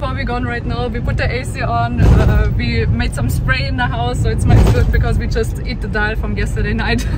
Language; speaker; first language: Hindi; non-native, learner; German